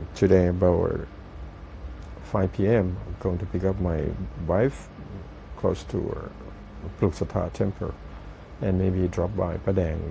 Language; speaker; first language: English; non-native, fluent; Thai